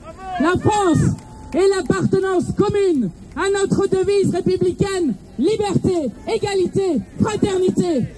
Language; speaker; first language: French; native; French